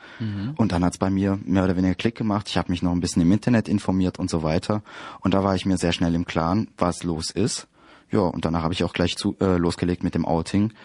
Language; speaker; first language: German; early bilingual, other home language; French